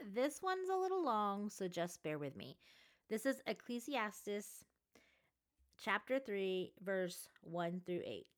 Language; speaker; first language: English; native; English